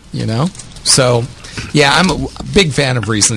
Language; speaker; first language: English; native; English